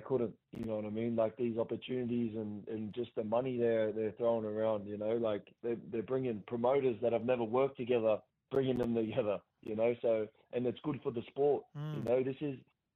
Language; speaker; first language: English; native; English